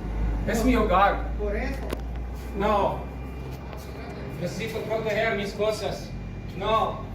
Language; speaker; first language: Spanish; non-native, learner; English